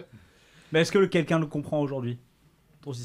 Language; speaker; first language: French; native; French